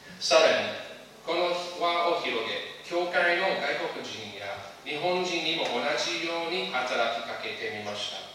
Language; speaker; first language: Japanese; non-native, fluent; English